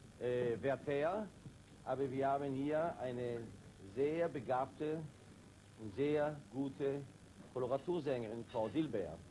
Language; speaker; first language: German; non-native, fluent; Italian